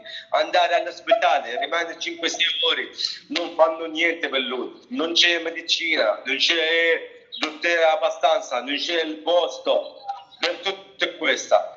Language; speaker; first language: Italian; non-native, learner; Arabic